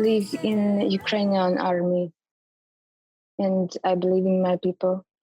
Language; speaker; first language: English; non-native, learner; Ukrainian